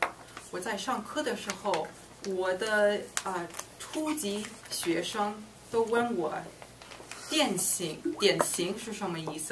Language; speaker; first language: Chinese; non-native, fluent; English